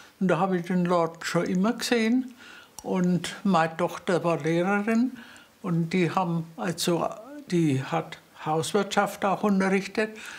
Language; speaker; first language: German; native; German